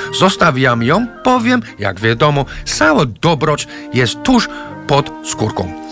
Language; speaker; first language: Polish; non-native, fluent; English